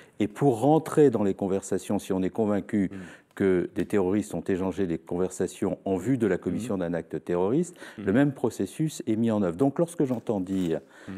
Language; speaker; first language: French; native; French